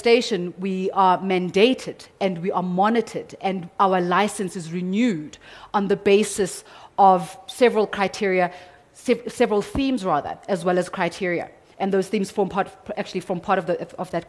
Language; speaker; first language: English; non-native, local second language; Zulu